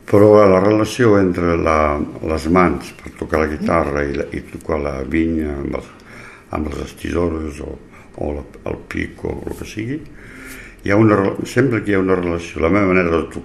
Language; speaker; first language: Catalan; native; Catalan